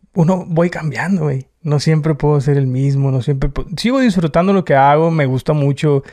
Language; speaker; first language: Spanish; native; Spanish